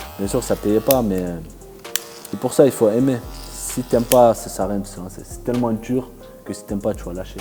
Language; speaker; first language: French; early bilingual, other home language; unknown